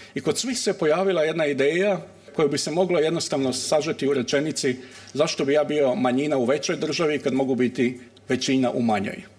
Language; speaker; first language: Croatian; native; Croatian